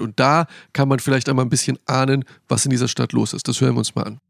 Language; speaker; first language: German; native; German